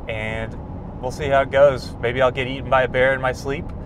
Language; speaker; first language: English; native; English